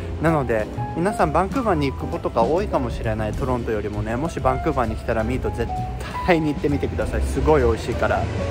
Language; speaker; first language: Japanese; native; Japanese